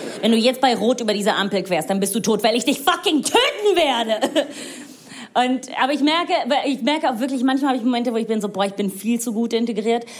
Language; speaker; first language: German; non-native, fluent; Italian